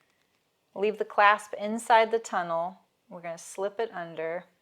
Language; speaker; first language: English; native; English